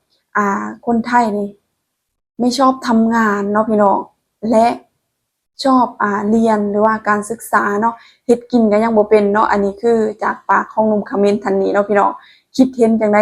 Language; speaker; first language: Thai; non-native, local second language; Lao